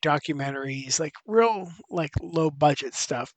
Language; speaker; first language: English; native; English